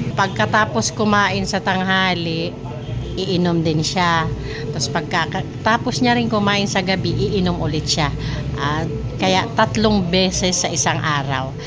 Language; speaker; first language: Filipino; non-native, local second language; Waray